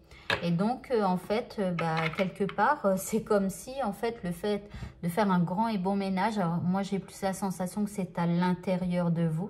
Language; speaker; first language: French; native; French